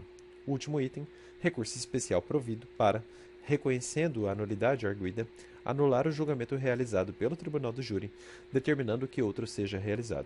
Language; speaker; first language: Portuguese; native; Portuguese